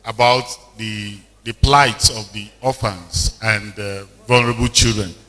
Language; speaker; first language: English; non-native, local second language; Yoruba